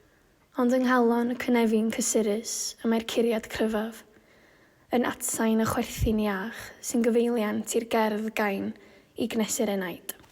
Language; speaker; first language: Welsh; native; Welsh